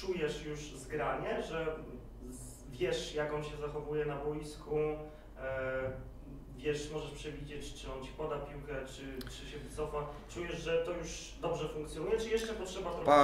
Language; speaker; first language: Polish; native; Polish